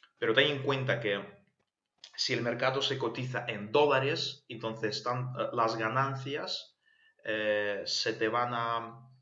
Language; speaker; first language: Spanish; non-native, fluent; Ukrainian